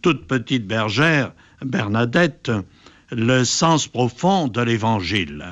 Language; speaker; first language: French; native; French